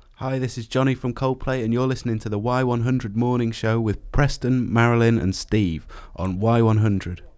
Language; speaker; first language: English; native; English